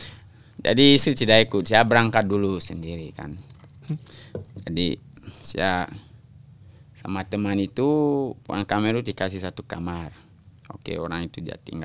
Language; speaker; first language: Indonesian; non-native, local second language; French